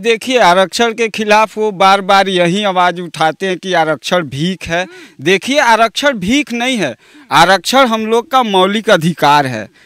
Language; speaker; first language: Hindi; native; Hindi